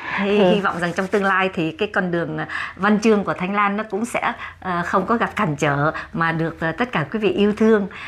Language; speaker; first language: Vietnamese; native; Vietnamese